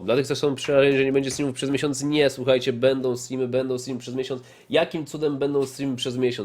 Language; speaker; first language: Polish; native; Polish